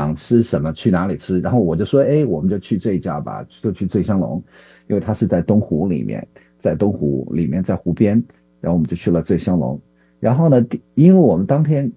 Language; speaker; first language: Chinese; native; Chinese